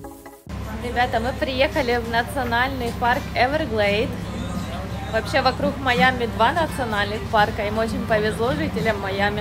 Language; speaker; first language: Russian; native; Russian